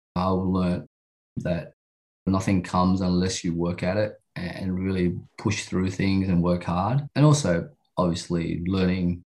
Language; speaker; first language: English; native; English